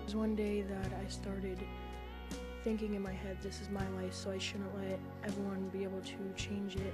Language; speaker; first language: English; native; English